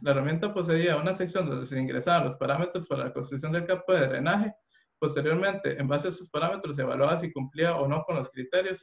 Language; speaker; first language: Spanish; native; Spanish